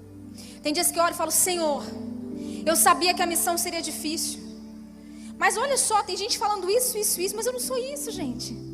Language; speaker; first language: Portuguese; native; Portuguese